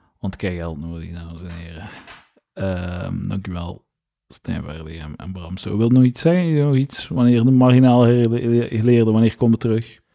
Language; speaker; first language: Dutch; native; Dutch